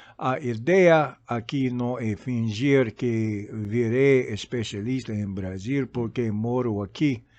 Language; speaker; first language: Portuguese; non-native, fluent; English